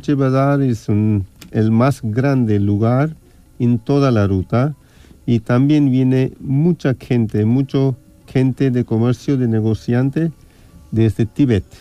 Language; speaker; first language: Spanish; non-native, fluent; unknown